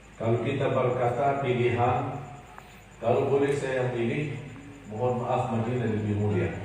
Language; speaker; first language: Indonesian; non-native, fluent; Arabic